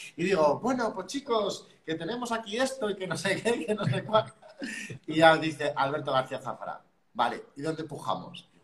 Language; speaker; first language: Spanish; native; Spanish